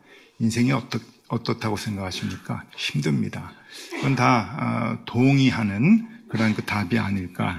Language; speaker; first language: Korean; native; Korean